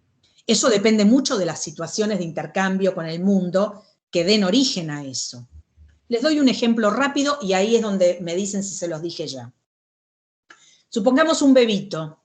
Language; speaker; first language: Spanish; native; Spanish